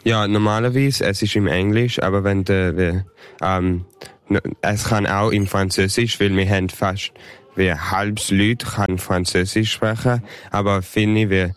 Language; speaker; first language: German; early bilingual, heritage; English